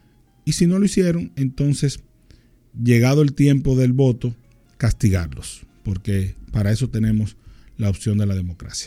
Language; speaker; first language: Spanish; native; Spanish